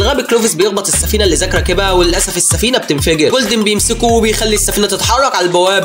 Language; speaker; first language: Arabic; native; Arabic